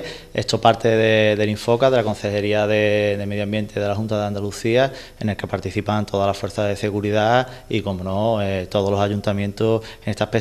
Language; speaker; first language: Spanish; native; Spanish